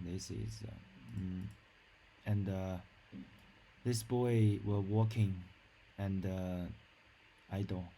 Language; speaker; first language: English; non-native, learner; Chinese